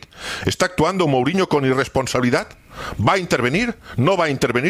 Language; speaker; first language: Spanish; native; Spanish